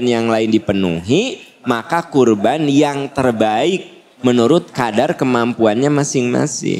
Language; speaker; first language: Indonesian; non-native, local second language; Sundanese